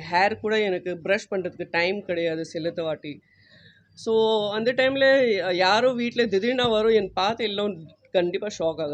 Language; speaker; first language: Tamil; non-native, fluent; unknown